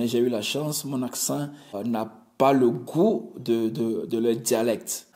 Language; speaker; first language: French; non-native, local second language; Ewe